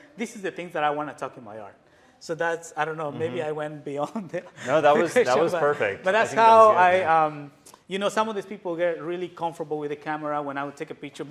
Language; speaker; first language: English; non-native, fluent; Spanish